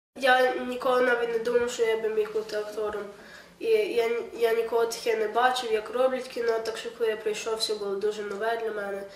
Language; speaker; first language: Ukrainian; early bilingual, heritage; Ukrainian